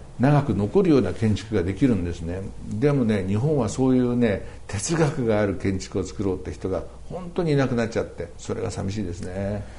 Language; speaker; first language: Japanese; native; Japanese